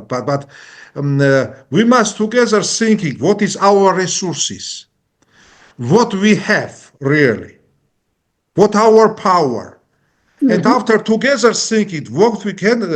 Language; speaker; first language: English; non-native, learner; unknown